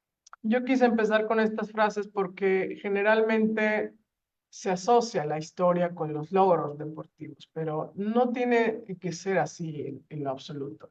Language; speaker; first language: Spanish; native; Spanish